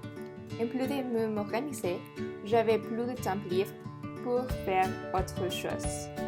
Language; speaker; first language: French; non-native, learner; Spanish